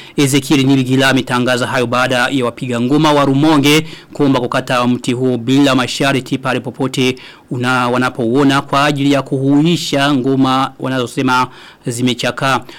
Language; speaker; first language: Swahili; non-native, local second language; Rundi